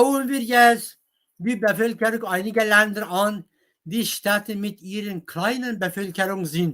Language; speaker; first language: German; non-native, fluent; Kurdish